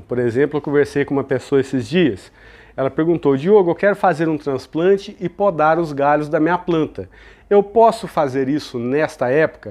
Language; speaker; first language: Portuguese; native; Portuguese